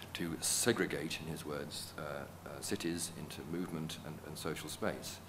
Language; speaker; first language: English; native; English